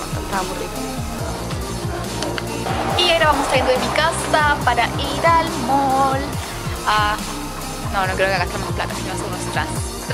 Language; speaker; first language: Spanish; native; Spanish